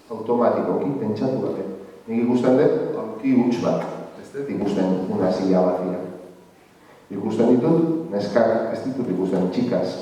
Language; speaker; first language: Basque; non-native, local second language; Spanish